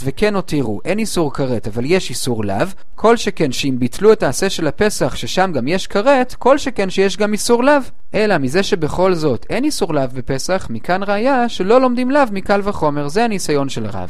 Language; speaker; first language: Hebrew; native; Hebrew